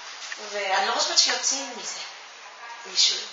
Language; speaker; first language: Hebrew; non-native, fluent; Japanese